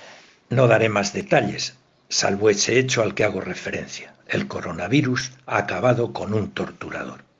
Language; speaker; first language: Spanish; native; Spanish